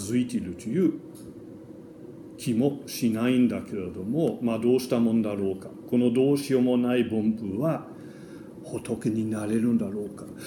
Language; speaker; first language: Japanese; non-native, fluent; German